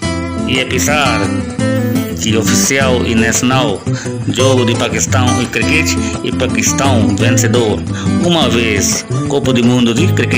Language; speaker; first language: Portuguese; non-native, learner; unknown